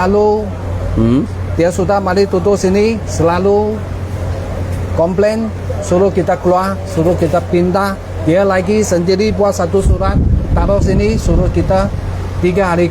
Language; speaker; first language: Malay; non-native, local second language; Cantonese